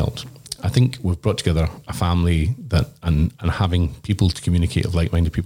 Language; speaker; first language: English; native; English